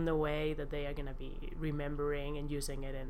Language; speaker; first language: English; non-native, fluent; Spanish